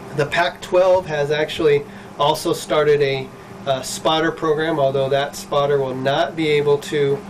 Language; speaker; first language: English; early bilingual, other home language; Spanish